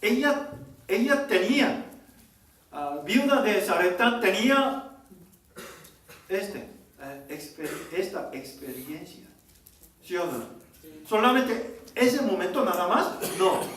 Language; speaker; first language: Spanish; non-native, learner; Korean